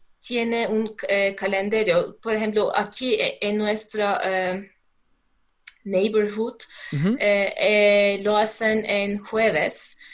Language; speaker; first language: Spanish; non-native, learner; Turkish